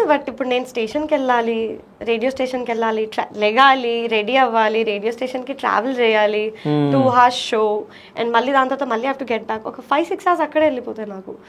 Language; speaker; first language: Telugu; non-native, local second language; Marathi